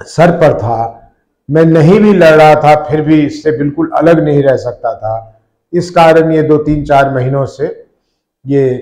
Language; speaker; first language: Hindi; native; Hindi